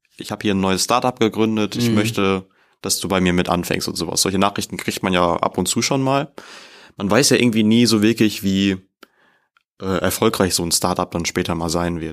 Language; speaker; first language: German; native; German